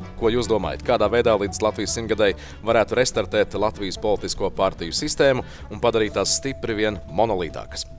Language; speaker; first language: Latvian; native; Latvian